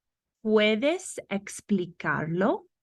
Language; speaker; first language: Spanish; non-native, fluent; English